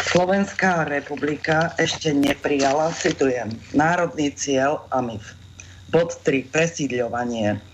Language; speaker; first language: Slovak; native; Slovak